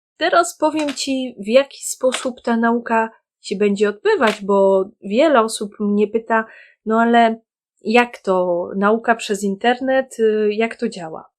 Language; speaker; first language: Polish; native; Polish